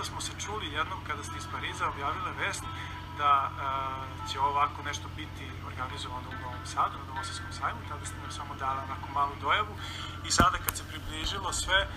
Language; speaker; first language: Serbian; native; Serbian